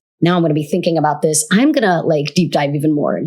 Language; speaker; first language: English; native; English